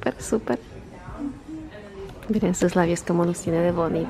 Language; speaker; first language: Spanish; native; Spanish